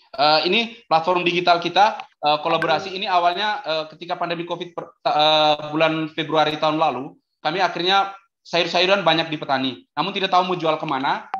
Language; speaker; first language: Indonesian; native; Indonesian